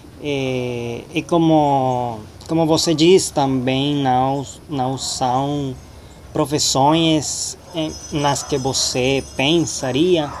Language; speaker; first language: Portuguese; non-native, learner; Spanish